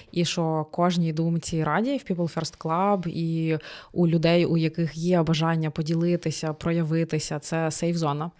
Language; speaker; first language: Ukrainian; native; Ukrainian